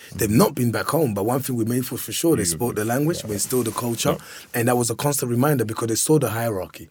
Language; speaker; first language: English; early bilingual, other home language; Lingala